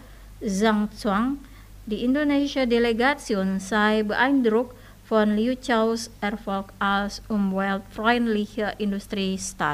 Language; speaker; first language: German; non-native, fluent; Indonesian